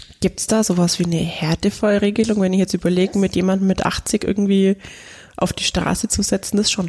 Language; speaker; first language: German; native; German